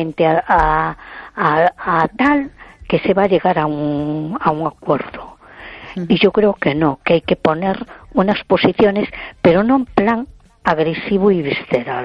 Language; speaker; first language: Spanish; native; Spanish